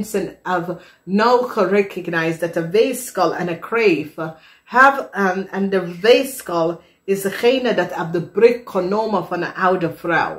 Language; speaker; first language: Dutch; non-native, fluent; English